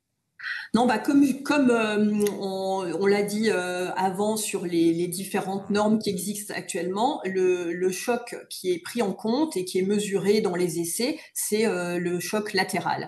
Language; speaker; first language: French; native; French